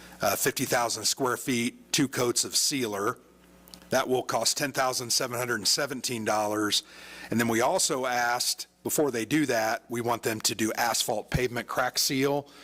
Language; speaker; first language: English; native; English